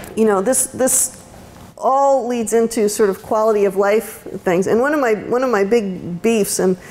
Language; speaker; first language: English; native; English